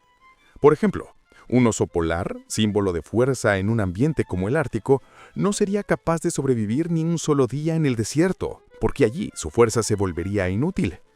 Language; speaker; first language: Spanish; native; Spanish